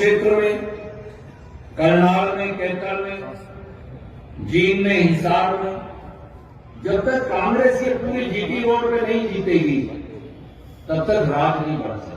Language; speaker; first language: Hindi; native; Hindi